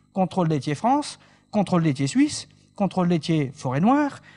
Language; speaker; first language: French; native; French